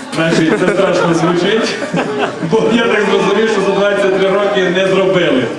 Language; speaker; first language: Ukrainian; native; Ukrainian